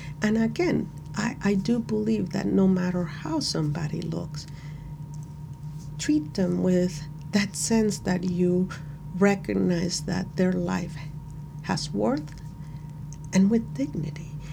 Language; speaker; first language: English; non-native, fluent; Spanish